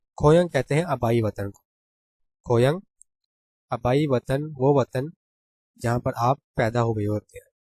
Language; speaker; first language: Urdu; native; Urdu